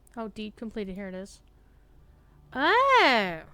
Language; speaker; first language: English; native; English